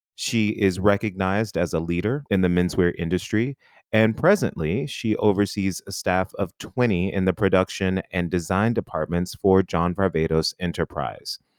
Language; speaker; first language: English; native; English